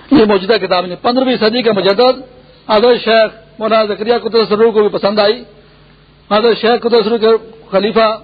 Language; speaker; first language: Urdu; non-native, local second language; Pashto